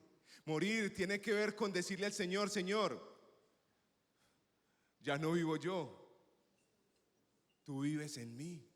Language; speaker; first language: Spanish; native; Spanish